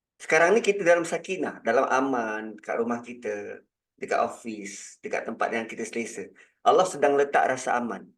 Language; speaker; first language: Malay; native; Malay